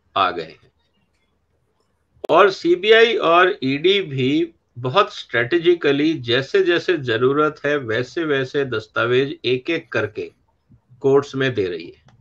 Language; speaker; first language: Hindi; native; Hindi